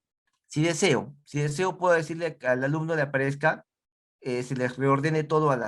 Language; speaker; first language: Spanish; native; Spanish